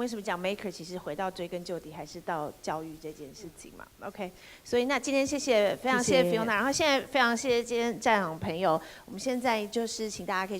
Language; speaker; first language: Chinese; native; Chinese